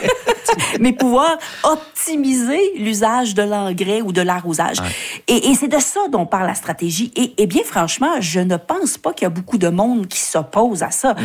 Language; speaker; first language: French; native; French